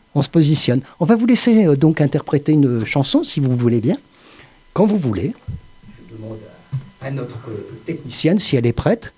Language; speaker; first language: French; native; French